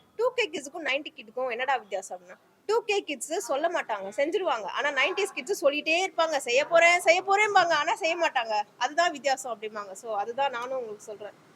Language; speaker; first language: Tamil; native; Tamil